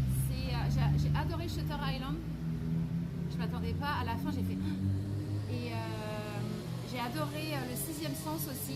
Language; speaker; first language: French; native; French